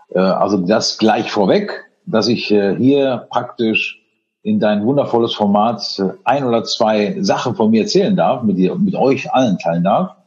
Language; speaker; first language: German; early bilingual, other home language; Spanish